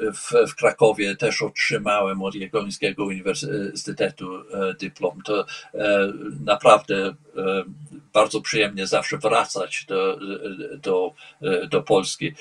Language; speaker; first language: Polish; early bilingual, heritage; Polish